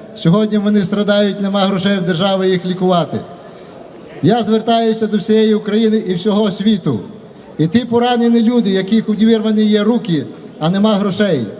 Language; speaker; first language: Ukrainian; native; Ukrainian